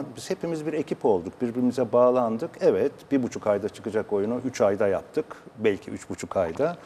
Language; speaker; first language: Turkish; native; Turkish